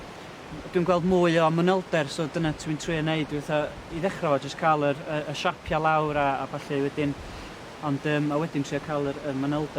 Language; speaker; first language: Welsh; native; Welsh